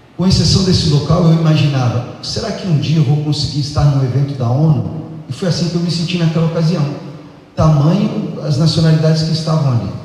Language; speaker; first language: Portuguese; native; Portuguese